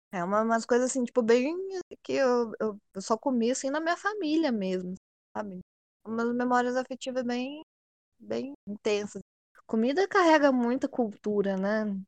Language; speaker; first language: Portuguese; native; Portuguese